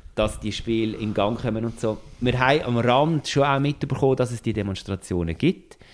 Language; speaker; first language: German; native; German